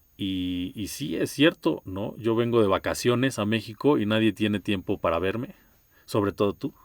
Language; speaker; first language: Spanish; native; Spanish